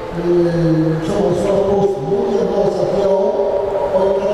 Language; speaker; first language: Italian; non-native, learner; Greek